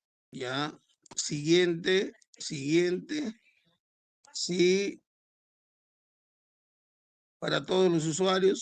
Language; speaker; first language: Spanish; native; Spanish